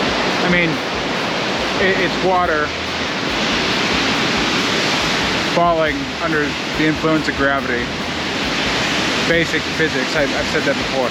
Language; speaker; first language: English; native; English